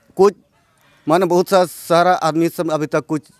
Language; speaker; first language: Hindi; native; Hindi